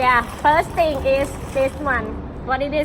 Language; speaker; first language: English; non-native, learner; Thai